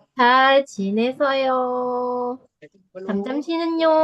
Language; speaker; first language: Korean; non-native, fluent; Indonesian